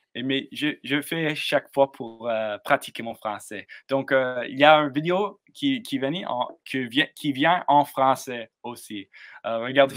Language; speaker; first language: French; non-native, learner; English